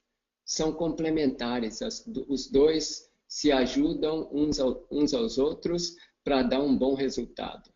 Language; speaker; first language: Portuguese; non-native, fluent; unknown